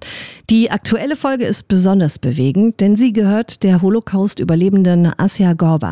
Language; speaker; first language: German; native; German